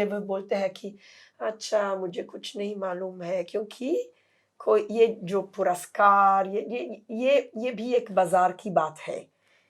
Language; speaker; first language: Hindi; non-native, fluent; Italian